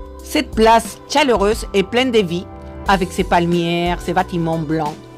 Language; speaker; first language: French; non-native, fluent; Spanish